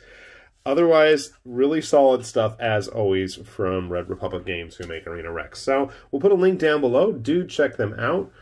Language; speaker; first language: English; native; English